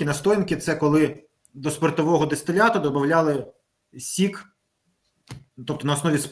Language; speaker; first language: Ukrainian; native; Ukrainian